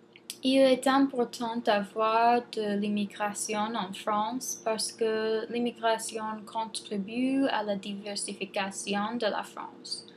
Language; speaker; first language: French; non-native, fluent; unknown